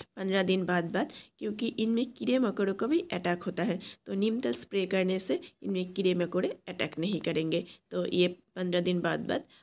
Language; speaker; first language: Hindi; non-native, local second language; Bangla